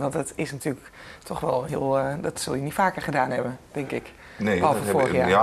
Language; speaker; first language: Dutch; native; Dutch